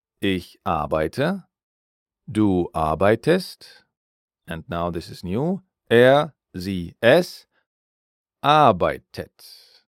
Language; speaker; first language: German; non-native, fluent; English